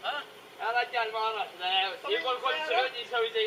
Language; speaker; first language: Arabic; native; Arabic